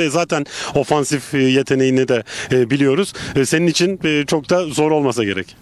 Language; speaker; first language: Turkish; native; Turkish